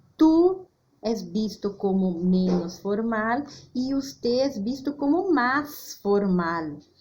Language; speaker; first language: Spanish; non-native, fluent; Portuguese